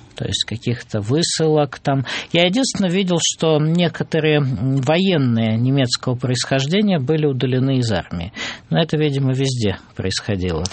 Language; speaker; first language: Russian; native; Russian